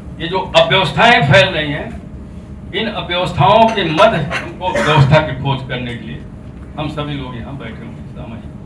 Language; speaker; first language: Hindi; native; Hindi